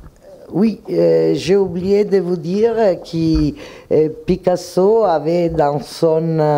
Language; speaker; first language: French; non-native, fluent; Italian